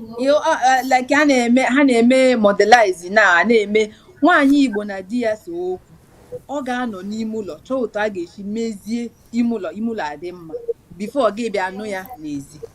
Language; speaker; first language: Igbo; native; Igbo